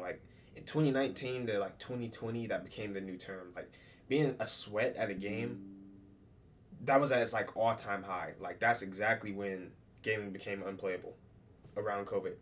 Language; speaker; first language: English; native; English